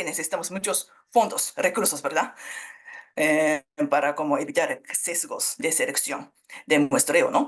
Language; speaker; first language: Spanish; non-native, fluent; Japanese